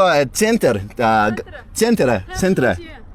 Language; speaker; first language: Russian; non-native, learner; English